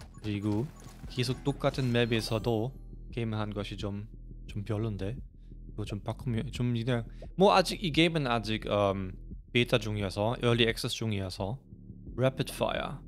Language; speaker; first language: Korean; non-native, fluent; German